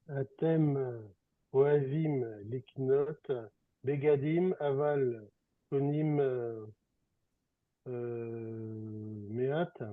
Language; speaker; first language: Hebrew; non-native, learner; French